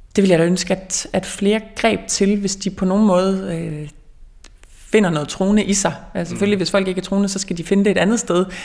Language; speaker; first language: Danish; native; Danish